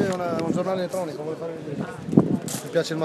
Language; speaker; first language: Italian; non-native, fluent; Arabic